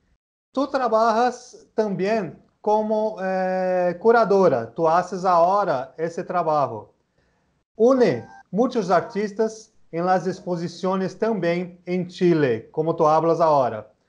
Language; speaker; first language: Spanish; non-native, learner; Portuguese